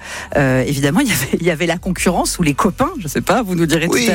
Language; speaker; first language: French; native; French